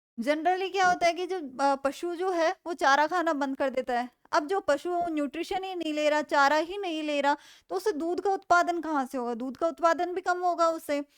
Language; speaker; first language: Hindi; native; Hindi